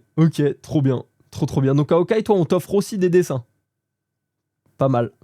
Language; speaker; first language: French; native; French